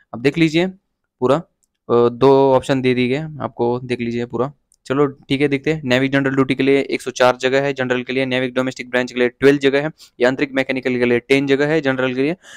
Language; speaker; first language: Hindi; non-native, local second language; Marathi